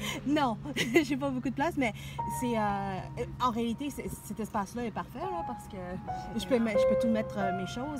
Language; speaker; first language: French; non-native, fluent; Spanish